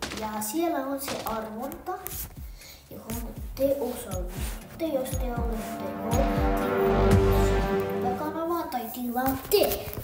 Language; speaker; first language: Finnish; early bilingual, other home language; Russian